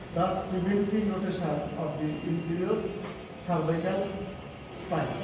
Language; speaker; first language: English; non-native, local second language; Bangla